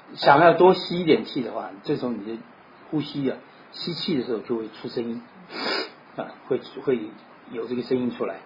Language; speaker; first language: Chinese; native; Chinese